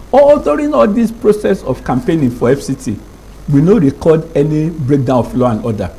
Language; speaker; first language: Nigerian Pidgin; non-native, local second language; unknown